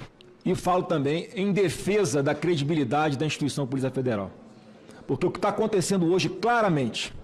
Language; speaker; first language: Portuguese; native; Portuguese